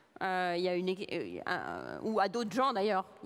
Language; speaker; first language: French; native; French